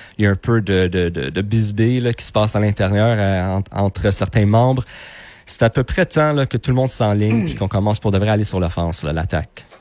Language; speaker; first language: French; native; French